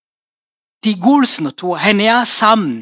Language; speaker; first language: Danish; non-native, fluent; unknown